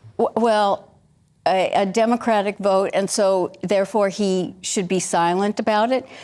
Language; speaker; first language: English; native; English